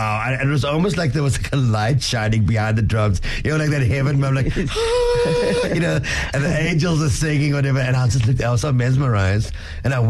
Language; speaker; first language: English; native; English